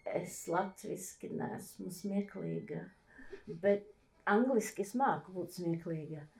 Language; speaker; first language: Latvian; early bilingual, heritage; Latvian